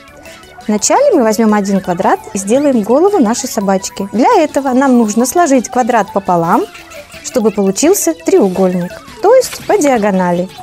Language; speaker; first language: Russian; native; Russian